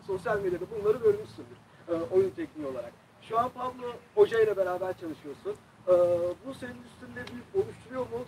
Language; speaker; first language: Turkish; native; Turkish